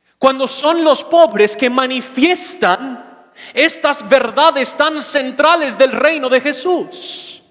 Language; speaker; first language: Spanish; non-native, fluent; English